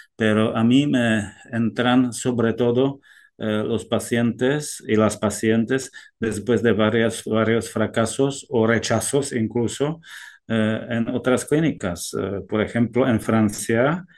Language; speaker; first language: Spanish; non-native, fluent; Czech